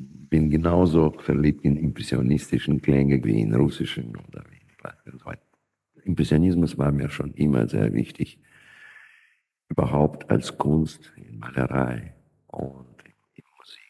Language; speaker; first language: German; non-native, fluent; Russian